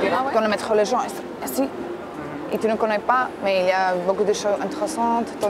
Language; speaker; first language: French; non-native, learner; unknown